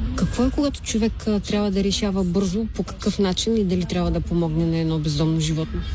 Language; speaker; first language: Bulgarian; native; Bulgarian